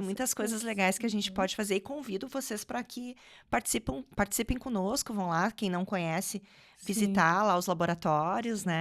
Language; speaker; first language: Portuguese; native; Portuguese